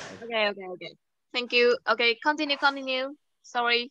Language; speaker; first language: English; non-native, fluent; Vietnamese